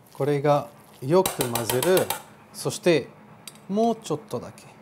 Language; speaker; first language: Japanese; non-native, learner; Portuguese